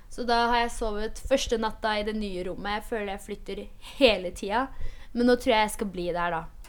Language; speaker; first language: Norwegian; early bilingual, other home language; Polish